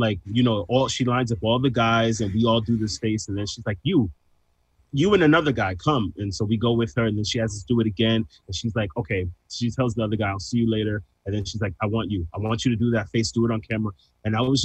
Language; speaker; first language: English; early bilingual, other home language; Spanish